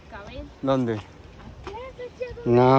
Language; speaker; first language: Spanish; non-native, learner; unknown